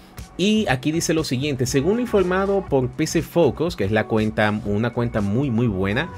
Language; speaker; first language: Spanish; native; Spanish